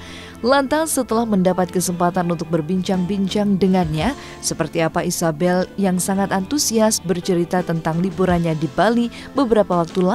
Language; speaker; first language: Indonesian; native; Indonesian